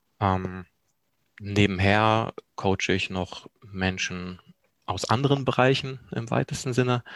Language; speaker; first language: German; early bilingual, other home language; Polish